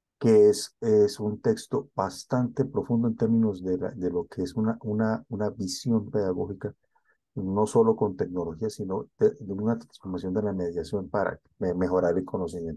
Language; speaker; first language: Spanish; native; Spanish